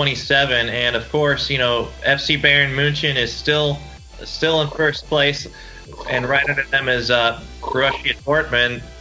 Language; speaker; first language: English; native; English